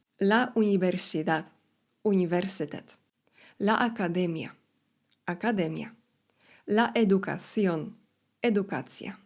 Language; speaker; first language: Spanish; non-native, fluent; Polish